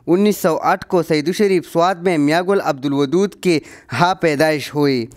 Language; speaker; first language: Urdu; non-native, local second language; Pashto